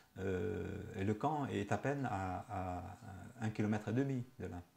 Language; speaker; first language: French; native; French